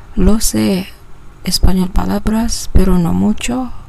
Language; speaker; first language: English; non-native, local second language; Malay